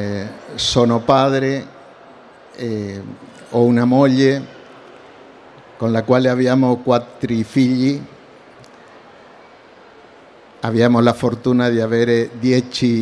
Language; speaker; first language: Italian; non-native, learner; Spanish